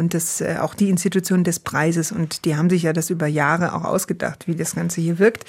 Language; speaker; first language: German; native; German